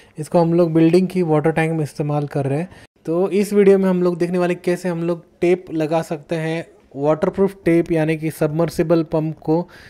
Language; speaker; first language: Hindi; native; Hindi